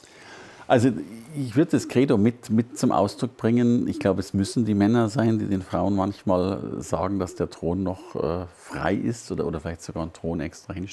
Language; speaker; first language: German; native; German